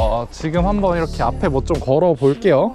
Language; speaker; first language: Korean; native; Korean